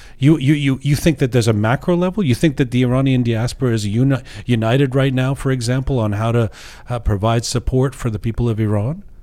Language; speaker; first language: English; early bilingual, other home language; Persian